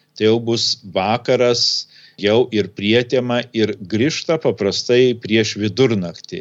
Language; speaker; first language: Lithuanian; native; Lithuanian